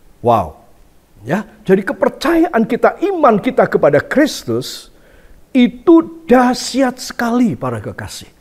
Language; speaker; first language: Indonesian; native; Indonesian